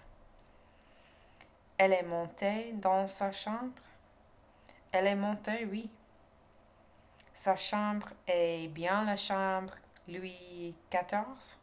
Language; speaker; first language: French; non-native, learner; English